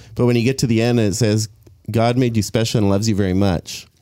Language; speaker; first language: English; native; English